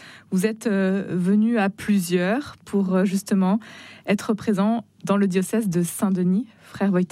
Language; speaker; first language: French; native; French